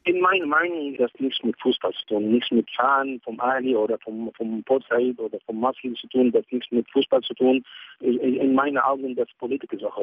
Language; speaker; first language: German; non-native, fluent; Arabic